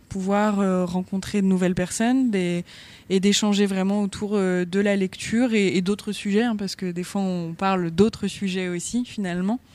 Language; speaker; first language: French; native; French